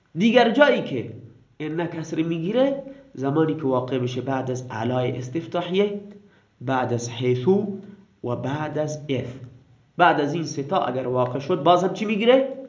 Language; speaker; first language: Persian; non-native, local second language; Baluchi